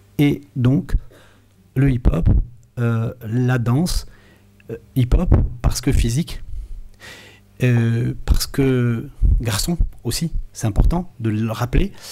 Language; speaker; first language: French; early bilingual, other home language; Arabic